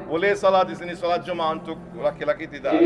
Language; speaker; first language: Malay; non-native, learner; Arabic